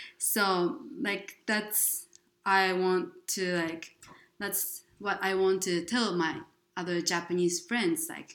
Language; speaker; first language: English; non-native, fluent; Japanese